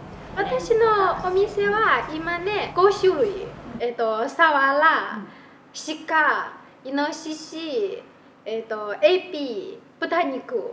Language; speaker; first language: Japanese; non-native, learner; Chinese